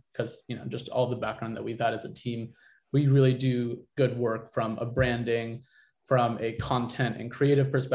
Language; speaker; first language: English; native; English